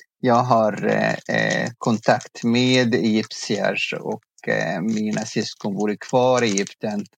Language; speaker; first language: Swedish; non-native, fluent; Arabic